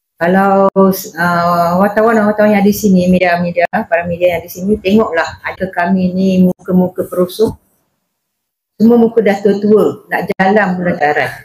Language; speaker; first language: Malay; native; Malay